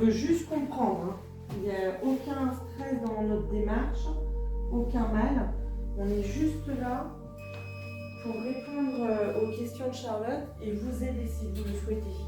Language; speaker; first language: French; native; French